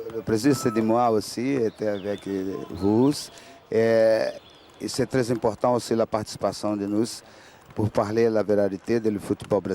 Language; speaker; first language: French; non-native, learner; Portuguese